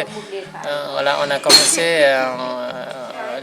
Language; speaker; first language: French; non-native, learner; Nepali